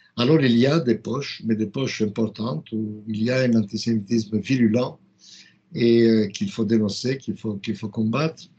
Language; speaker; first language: French; non-native, fluent; Romanian